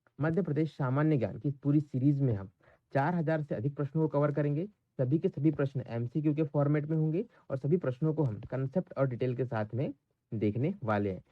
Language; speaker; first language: Hindi; native; Hindi